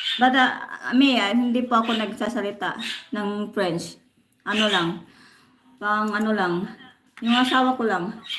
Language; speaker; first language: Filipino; non-native, local second language; Cebuano